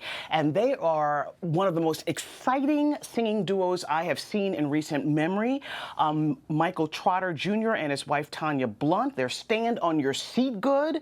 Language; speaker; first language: English; native; English